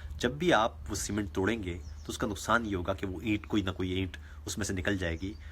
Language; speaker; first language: Urdu; non-native, local second language; Pahari-Potwari